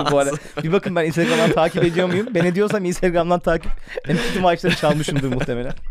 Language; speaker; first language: Turkish; native; Turkish